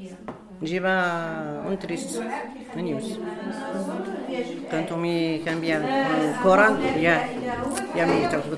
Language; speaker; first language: Spanish; non-native, learner; Berber languages